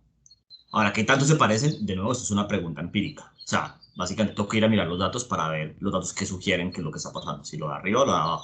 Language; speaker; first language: Spanish; native; Spanish